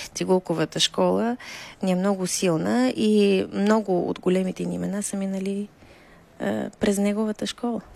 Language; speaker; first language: Bulgarian; native; Bulgarian